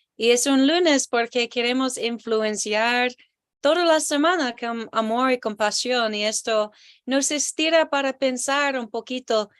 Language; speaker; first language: Spanish; non-native, learner; English